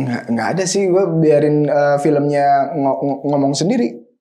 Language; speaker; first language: Indonesian; native; Indonesian